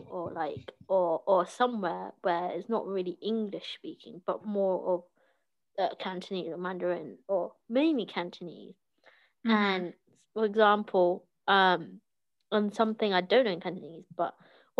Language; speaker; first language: English; early bilingual, other home language; Cantonese